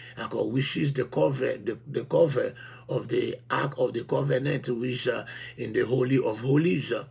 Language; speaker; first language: English; non-native, fluent; Haitian Creole